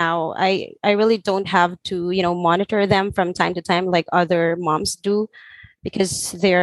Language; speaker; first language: English; non-native, local second language; Filipino